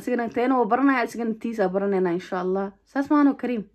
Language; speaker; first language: German; non-native, learner; Somali